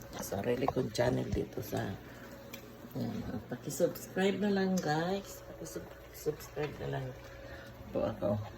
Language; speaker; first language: Filipino; non-native, local second language; Bikol